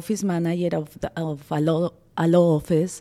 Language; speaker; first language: English; non-native, fluent; Spanish